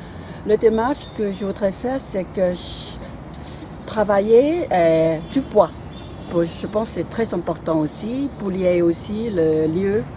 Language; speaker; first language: French; non-native, fluent; Chinese